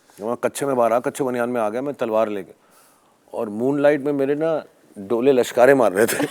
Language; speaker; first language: Hindi; native; Hindi